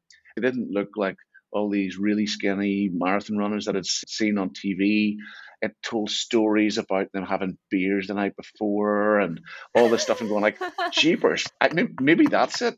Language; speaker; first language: English; native; English